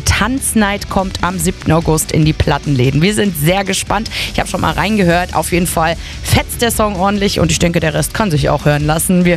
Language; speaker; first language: German; native; German